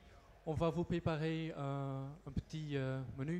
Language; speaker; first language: French; non-native, local second language; Dutch